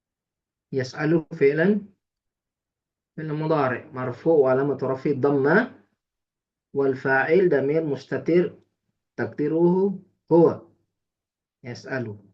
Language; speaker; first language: Arabic; non-native, fluent; Indonesian